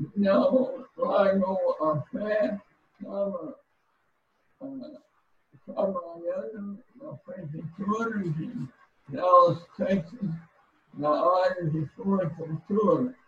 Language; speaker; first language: Portuguese; non-native, learner; English